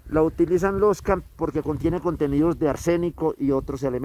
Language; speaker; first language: Spanish; native; Spanish